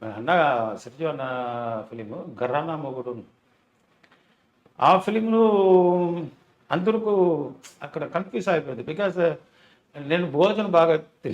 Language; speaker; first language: Telugu; non-native, learner; Tamil